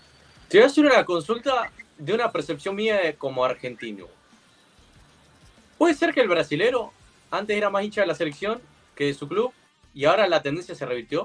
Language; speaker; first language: Spanish; native; Spanish